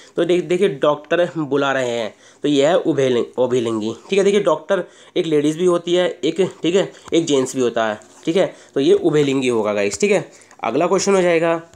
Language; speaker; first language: Hindi; native; Hindi